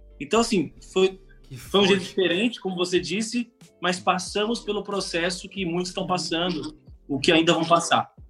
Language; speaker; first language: Portuguese; native; Portuguese